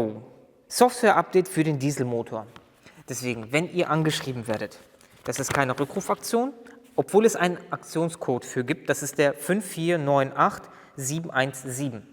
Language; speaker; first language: German; native; German